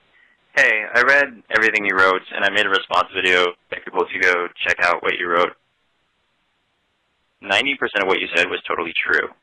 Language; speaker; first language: English; native; English